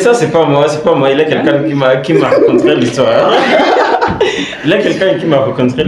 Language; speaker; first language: French; non-native, learner; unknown